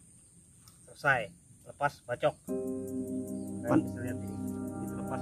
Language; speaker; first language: Indonesian; native; Indonesian